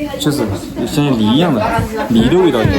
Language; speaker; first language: Chinese; early bilingual, heritage; Chinese